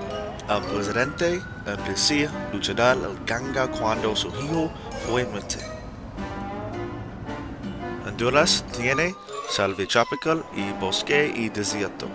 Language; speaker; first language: Spanish; non-native, learner; English